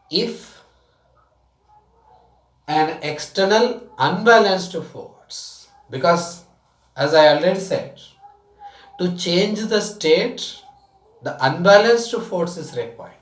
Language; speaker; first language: English; non-native, local second language; Tamil